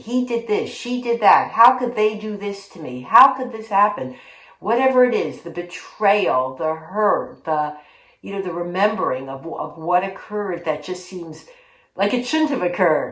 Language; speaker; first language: English; native; English